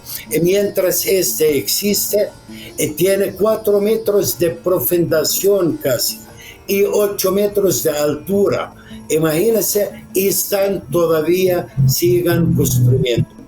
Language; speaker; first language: Spanish; non-native, fluent; Arabic